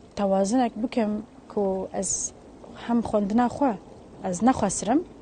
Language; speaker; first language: Kurdish; early bilingual, heritage; Kurdish